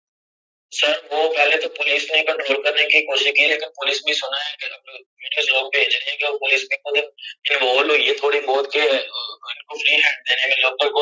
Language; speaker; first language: Urdu; native; Urdu